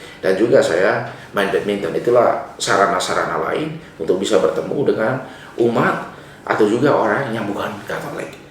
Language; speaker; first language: Indonesian; non-native, local second language; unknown